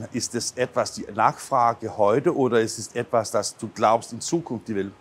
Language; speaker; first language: German; non-native, fluent; Danish